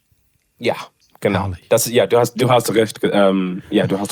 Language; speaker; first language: German; non-native, learner; English